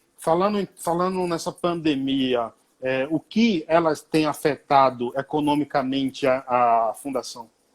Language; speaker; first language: Portuguese; native; Portuguese